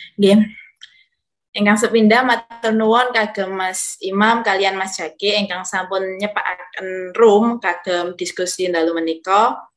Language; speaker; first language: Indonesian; non-native, local second language; Javanese